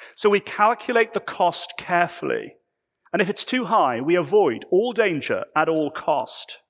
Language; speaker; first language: English; native; English